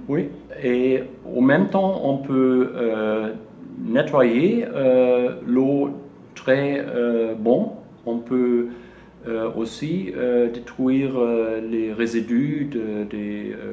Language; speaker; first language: French; non-native, learner; German